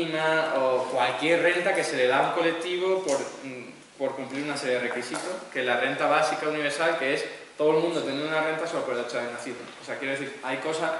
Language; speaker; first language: Spanish; native; Spanish